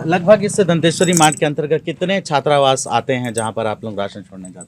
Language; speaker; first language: Hindi; native; Hindi